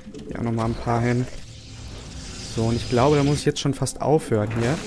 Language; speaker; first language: German; native; German